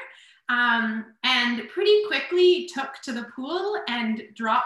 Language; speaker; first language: English; native; English